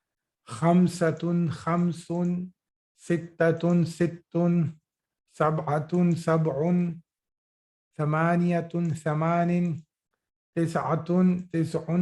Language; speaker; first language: Arabic; non-native, fluent; Urdu